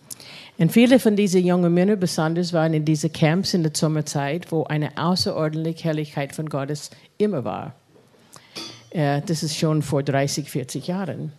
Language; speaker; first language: German; non-native, fluent; English